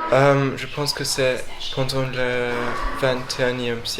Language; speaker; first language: French; non-native, fluent; English